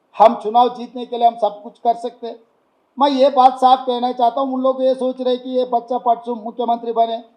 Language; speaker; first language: Hindi; non-native, local second language; Telugu